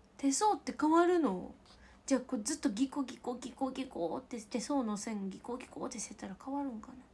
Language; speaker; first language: Japanese; native; Japanese